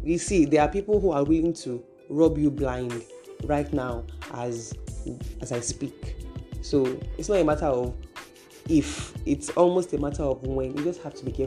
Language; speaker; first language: English; non-native, local second language; Yoruba